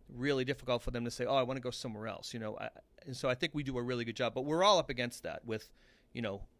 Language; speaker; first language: English; native; English